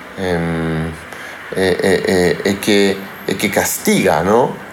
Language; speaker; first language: Italian; non-native, learner; Spanish